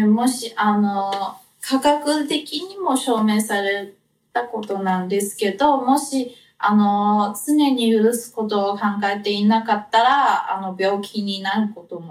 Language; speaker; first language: Japanese; non-native, fluent; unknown